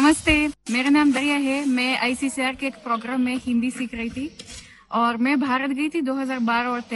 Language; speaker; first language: Hindi; non-native, fluent; Russian